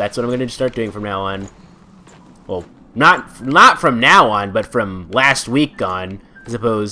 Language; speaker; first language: English; native; English